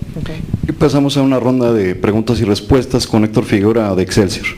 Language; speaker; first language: Spanish; native; Spanish